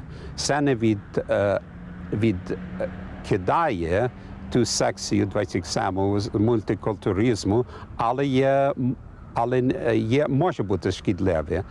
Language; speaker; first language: Ukrainian; early bilingual, heritage; English